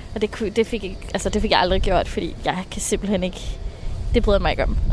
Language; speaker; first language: Danish; native; Danish